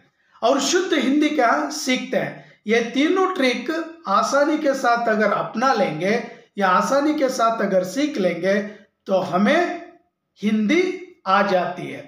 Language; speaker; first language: Hindi; non-native, local second language; Kannada